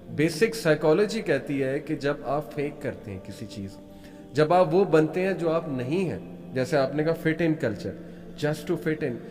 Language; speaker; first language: Urdu; native; Urdu